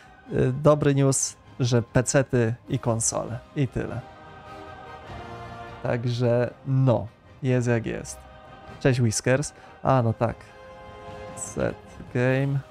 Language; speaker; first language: Polish; native; Polish